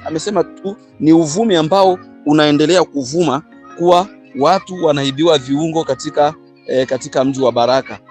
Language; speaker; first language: Swahili; non-native, local second language; Bembe